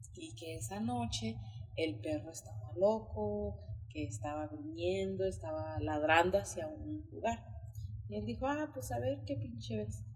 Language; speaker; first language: Spanish; early bilingual, heritage; Spanish